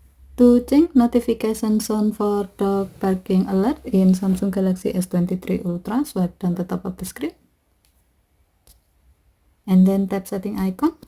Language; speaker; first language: English; non-native, fluent; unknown